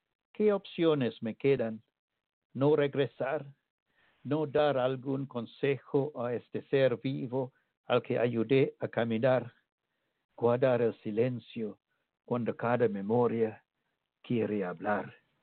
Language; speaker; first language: Spanish; non-native, fluent; Tamil